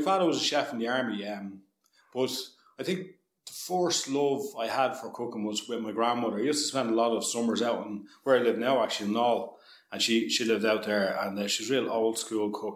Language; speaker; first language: English; native; English